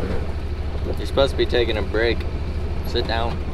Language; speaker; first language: English; native; English